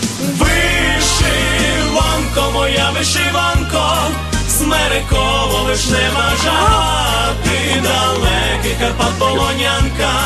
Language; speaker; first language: Ukrainian; native; Ukrainian